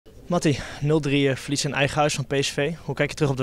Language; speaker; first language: Dutch; native; Dutch